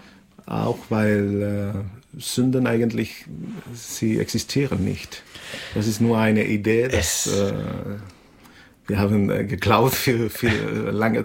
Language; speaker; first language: German; non-native, fluent; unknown